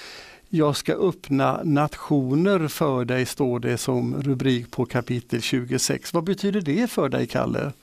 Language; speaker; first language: Swedish; native; Swedish